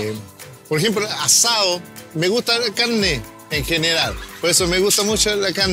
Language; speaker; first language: Spanish; early bilingual, heritage; Spanish